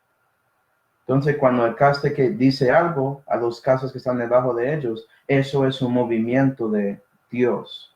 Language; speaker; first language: Spanish; early bilingual, heritage; Spanish